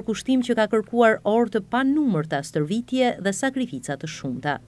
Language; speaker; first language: Albanian; native; Albanian